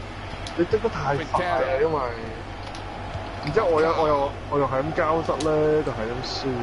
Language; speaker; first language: Chinese; non-native, local second language; Cantonese